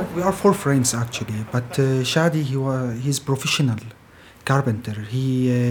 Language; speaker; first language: English; non-native, fluent; Arabic